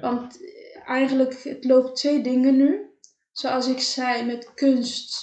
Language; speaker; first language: Dutch; non-native, fluent; Kabuverdianu